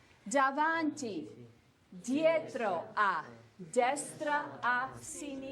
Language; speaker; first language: Italian; non-native, fluent; English